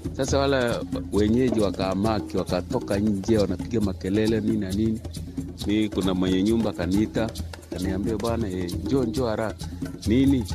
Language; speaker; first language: Swahili; native; Swahili